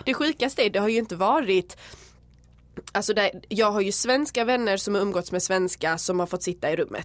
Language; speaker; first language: Swedish; early bilingual, other home language; Serbian